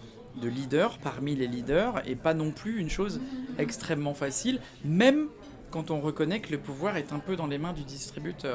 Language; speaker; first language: French; native; French